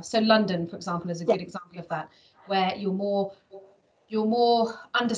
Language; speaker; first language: English; native; English